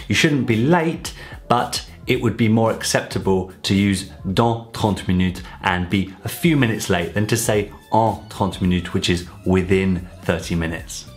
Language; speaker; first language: English; native; English